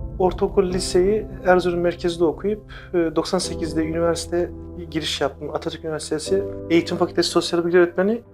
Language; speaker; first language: Turkish; non-native, local second language; Kurdish